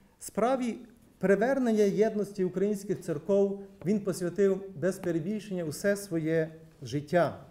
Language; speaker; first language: Ukrainian; native; Ukrainian